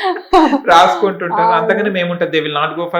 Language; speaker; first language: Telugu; native; Telugu